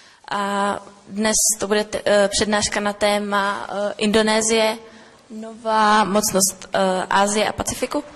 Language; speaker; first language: Czech; native; Czech